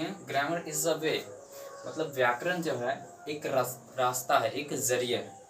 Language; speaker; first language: Hindi; native; Hindi